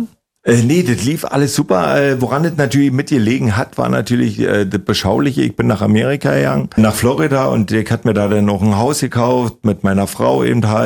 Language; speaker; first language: German; native; German